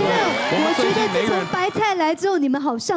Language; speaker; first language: Chinese; native; Chinese